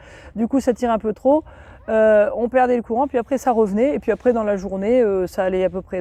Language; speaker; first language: French; native; French